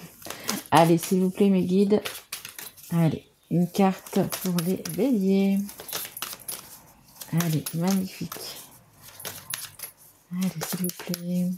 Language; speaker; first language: French; native; French